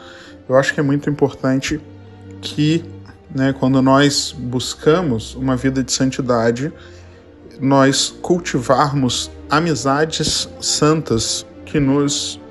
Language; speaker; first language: Portuguese; native; Portuguese